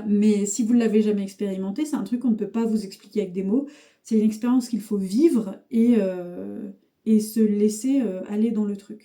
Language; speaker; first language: French; native; French